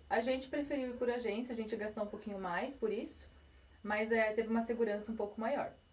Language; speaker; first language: Portuguese; early bilingual, heritage; Portuguese